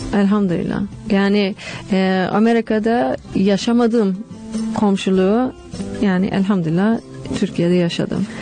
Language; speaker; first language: Turkish; non-native, fluent; English